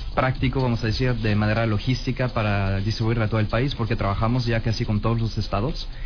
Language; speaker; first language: Spanish; non-native, fluent; French